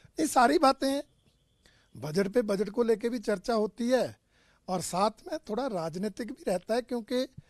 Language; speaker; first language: Hindi; native; Hindi